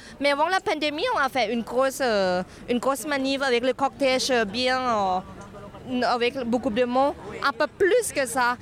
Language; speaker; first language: French; non-native, fluent; Thai